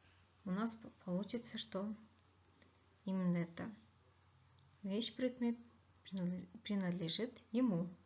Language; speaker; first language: Russian; non-native, local second language; Kyrgyz